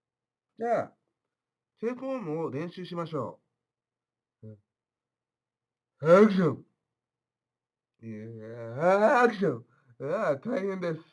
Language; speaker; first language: Japanese; non-native, learner; English